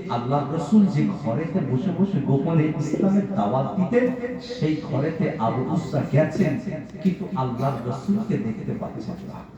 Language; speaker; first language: Bangla; native; Bangla